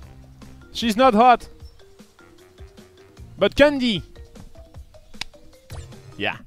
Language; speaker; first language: English; non-native, fluent; French